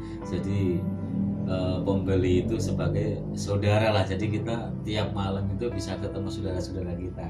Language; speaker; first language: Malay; non-native, local second language; Javanese